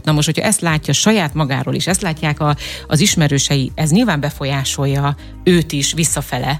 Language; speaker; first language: Hungarian; native; Hungarian